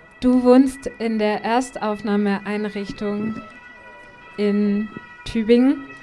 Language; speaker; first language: German; native; German